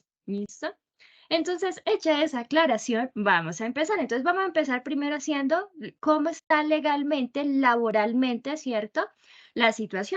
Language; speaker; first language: Spanish; native; Spanish